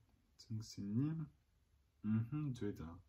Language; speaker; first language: Korean; non-native, learner; French